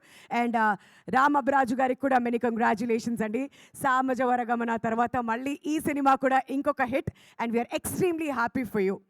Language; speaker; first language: Telugu; native; Telugu